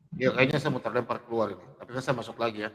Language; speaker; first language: Indonesian; native; Indonesian